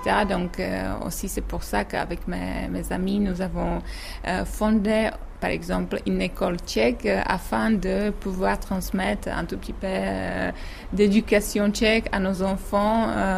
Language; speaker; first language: French; non-native, fluent; Czech